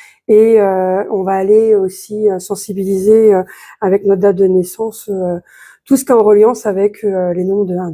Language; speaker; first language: French; native; French